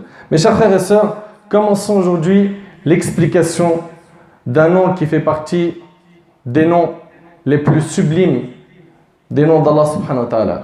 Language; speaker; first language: French; native; French